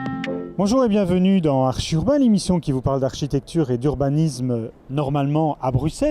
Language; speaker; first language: French; native; French